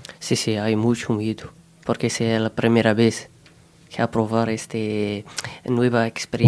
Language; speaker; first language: Spanish; non-native, learner; Arabic